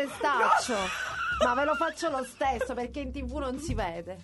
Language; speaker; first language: Italian; native; Italian